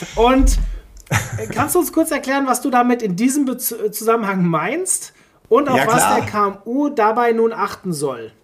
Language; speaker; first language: German; native; German